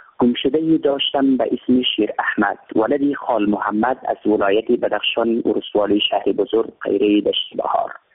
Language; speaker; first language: Persian; native; Persian